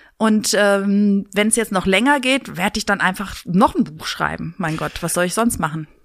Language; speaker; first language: German; early bilingual, other home language; Greek